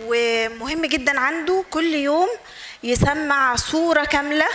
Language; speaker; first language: Arabic; native; Arabic